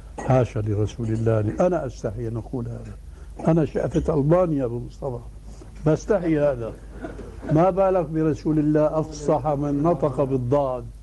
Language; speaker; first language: Arabic; early bilingual, other home language; Albanian